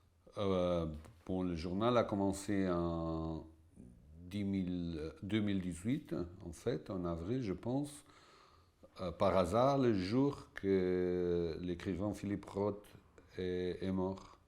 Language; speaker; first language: French; non-native, fluent; Portuguese